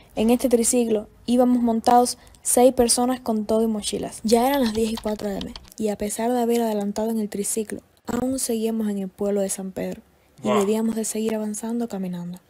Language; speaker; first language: Spanish; native; Spanish